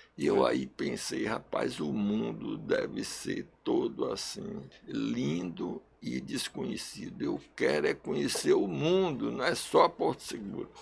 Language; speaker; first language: Portuguese; early bilingual, other home language; Russian